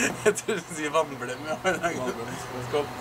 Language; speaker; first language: Norwegian; native; Norwegian